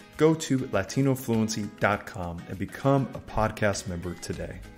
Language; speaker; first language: English; native; English